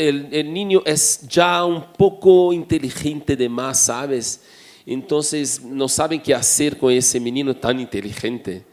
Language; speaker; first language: Spanish; non-native, fluent; Portuguese